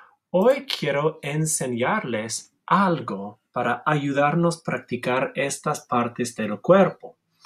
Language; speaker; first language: Spanish; non-native, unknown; English